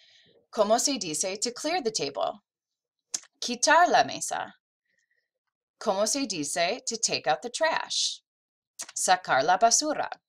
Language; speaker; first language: Spanish; non-native, fluent; English